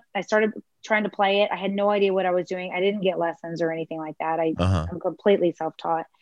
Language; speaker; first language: English; native; English